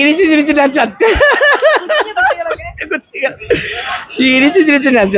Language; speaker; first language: Malayalam; non-native, fluent; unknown